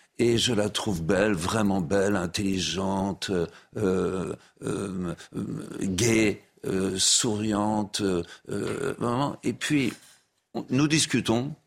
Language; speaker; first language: French; native; French